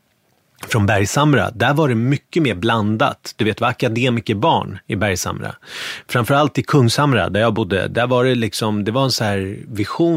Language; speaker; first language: Swedish; native; Swedish